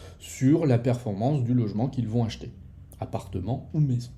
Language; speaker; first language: French; native; French